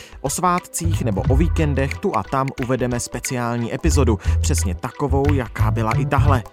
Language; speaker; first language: Czech; native; Czech